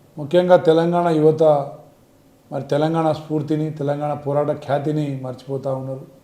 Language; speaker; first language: Telugu; non-native, local second language; Lambadi